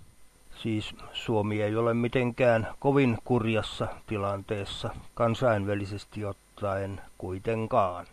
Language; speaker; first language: Finnish; native; Finnish